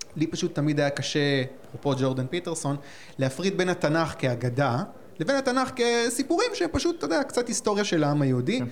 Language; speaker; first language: Hebrew; native; Hebrew